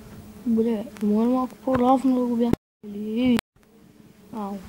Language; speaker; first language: Bulgarian; native; Bulgarian